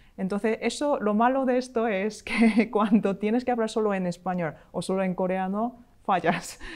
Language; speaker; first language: Spanish; non-native, fluent; Korean